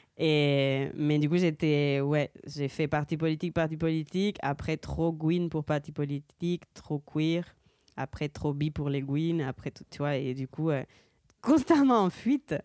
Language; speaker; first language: French; early bilingual, heritage; Spanish